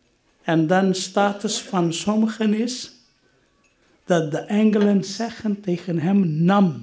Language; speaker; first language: Dutch; non-native, fluent; Urdu